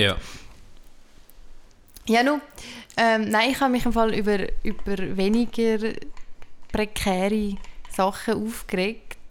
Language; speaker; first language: German; native; German